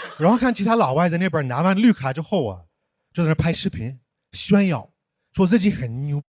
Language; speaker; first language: Chinese; non-native, fluent; English